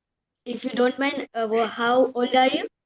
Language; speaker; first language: English; non-native, learner; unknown